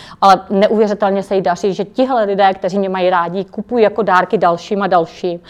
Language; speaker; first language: Czech; native; Czech